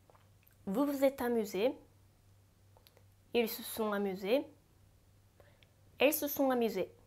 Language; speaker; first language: French; non-native, fluent; Japanese